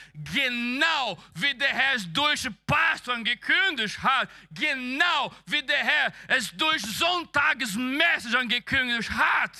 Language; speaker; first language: German; non-native, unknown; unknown